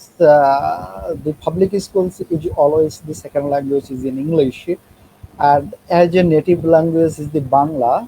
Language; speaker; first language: English; non-native, learner; Bangla